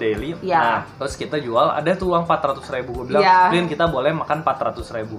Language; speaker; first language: Indonesian; native; Indonesian